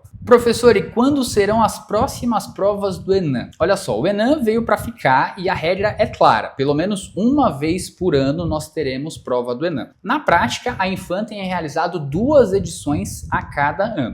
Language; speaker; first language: Portuguese; native; Portuguese